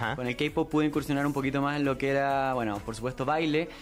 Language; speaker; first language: Spanish; native; Spanish